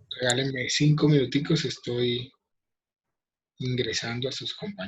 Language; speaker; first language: Spanish; native; Spanish